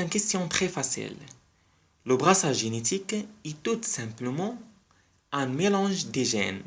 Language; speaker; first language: French; non-native, local second language; Arabic